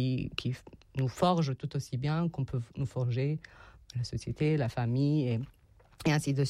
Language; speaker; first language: French; non-native, fluent; Serbian